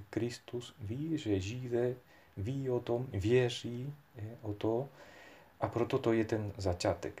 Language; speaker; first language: Czech; non-native, fluent; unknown